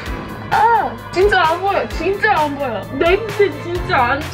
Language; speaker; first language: Korean; non-native, fluent; English